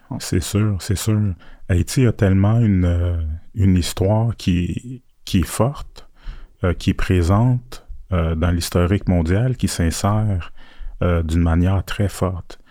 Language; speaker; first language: French; early bilingual, other home language; Haitian Creole